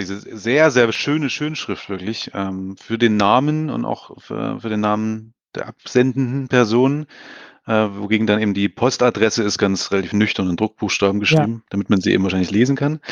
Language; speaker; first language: German; native; German